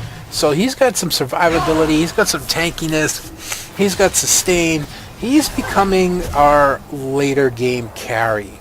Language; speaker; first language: English; native; English